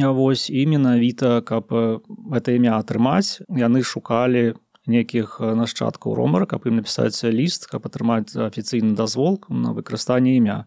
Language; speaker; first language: Belarusian; native; Belarusian